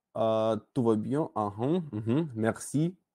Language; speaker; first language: French; non-native, learner; Russian